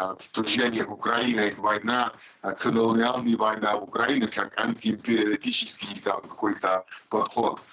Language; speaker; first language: Russian; non-native, learner; English